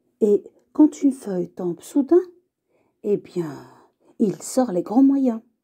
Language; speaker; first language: French; native; French